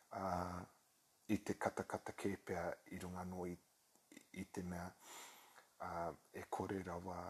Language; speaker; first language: Māori; non-native, local second language; English